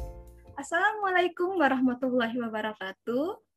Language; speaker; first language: Indonesian; native; Indonesian